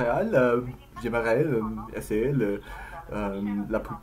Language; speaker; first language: French; non-native, learner; English